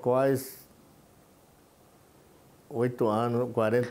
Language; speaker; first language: Portuguese; non-native, local second language; Yanomámi